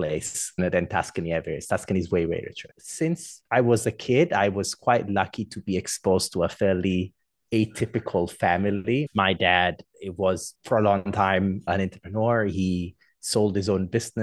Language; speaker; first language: English; non-native, fluent; Italian